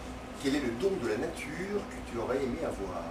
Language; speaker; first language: French; native; French